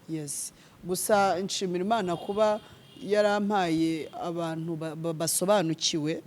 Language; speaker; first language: Kinyarwanda; native; Kinyarwanda